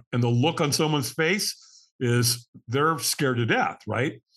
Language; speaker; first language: English; native; English